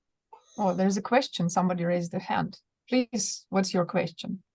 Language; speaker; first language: English; non-native, fluent; Russian